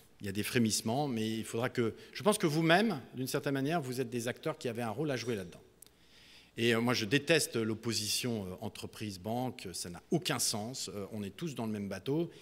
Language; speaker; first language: French; native; French